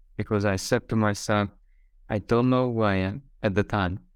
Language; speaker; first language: English; non-native, fluent; Hungarian